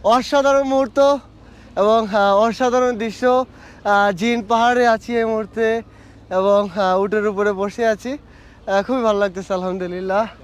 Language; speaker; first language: Bangla; native; Bangla